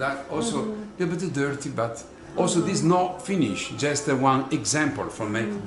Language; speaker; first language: English; non-native, learner; Italian